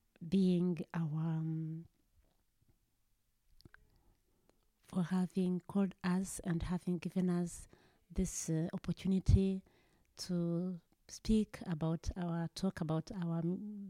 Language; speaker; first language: English; non-native, local second language; Kinyarwanda